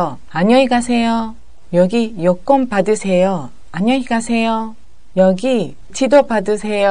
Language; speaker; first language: Korean; non-native, learner; Japanese